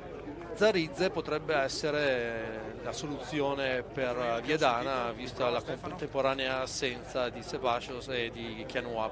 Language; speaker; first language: Italian; native; Italian